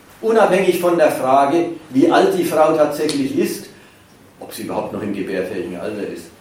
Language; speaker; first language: German; native; German